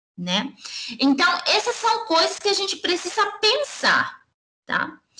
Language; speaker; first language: Portuguese; early bilingual, heritage; Spanish